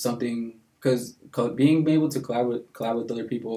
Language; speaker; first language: English; native; English